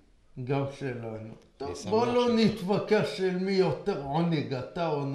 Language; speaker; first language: Hebrew; native; Hebrew